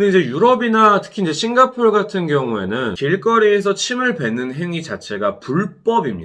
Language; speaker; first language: Korean; native; Korean